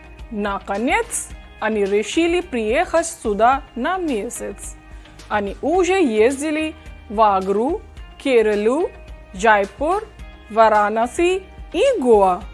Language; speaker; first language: Russian; non-native, fluent; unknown